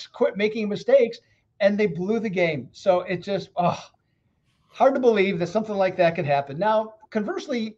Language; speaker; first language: English; native; English